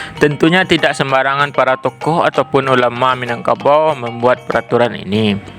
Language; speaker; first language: Malay; non-native, local second language; Minangkabau